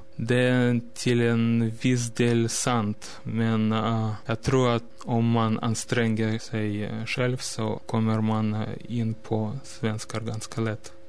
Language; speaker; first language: Swedish; non-native, fluent; Russian